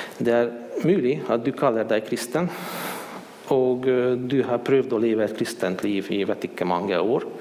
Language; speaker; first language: Swedish; non-native, fluent; Hungarian